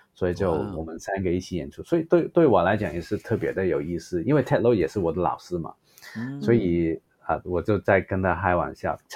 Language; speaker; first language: Chinese; non-native, local second language; Cantonese